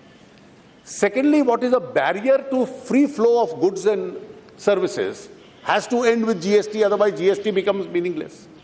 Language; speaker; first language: English; non-native, local second language; Hindi